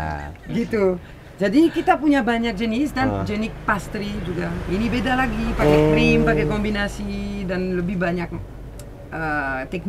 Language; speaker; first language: Indonesian; non-native, fluent; French